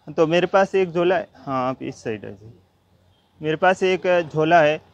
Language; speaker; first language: Hindi; native; Hindi